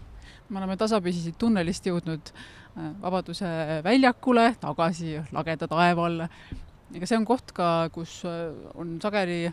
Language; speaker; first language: Estonian; native; Estonian